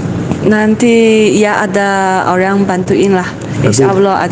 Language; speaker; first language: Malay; non-native, learner; Chinese